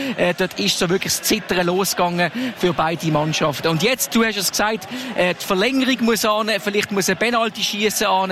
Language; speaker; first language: German; native; German